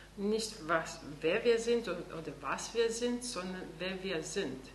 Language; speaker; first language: German; non-native, fluent; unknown